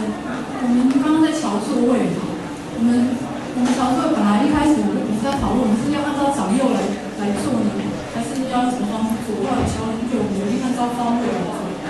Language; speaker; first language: Chinese; native; Chinese